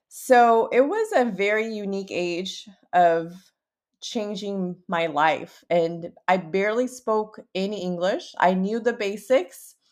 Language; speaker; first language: English; early bilingual, other home language; Portuguese